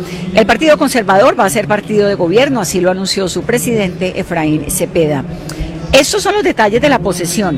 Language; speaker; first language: Spanish; native; Spanish